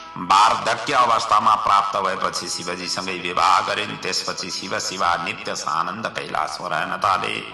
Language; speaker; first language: Nepali; native; Nepali